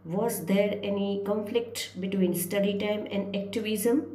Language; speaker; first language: English; non-native, local second language; Gujarati